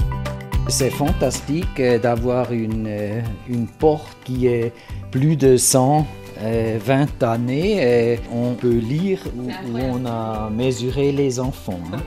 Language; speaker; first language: French; non-native, fluent; German